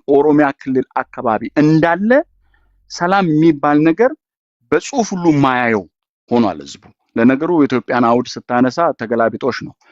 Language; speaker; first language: Amharic; non-native, local second language; Oromo